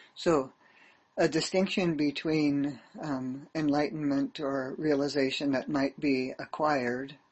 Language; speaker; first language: English; native; English